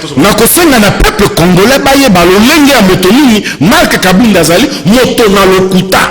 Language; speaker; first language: Lingala; native; Lingala